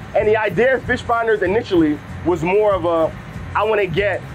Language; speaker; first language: English; native; English